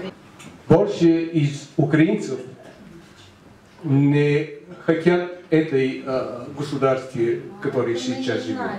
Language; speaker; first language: Russian; non-native, learner; Bulgarian